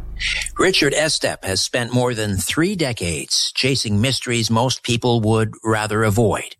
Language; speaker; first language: English; native; English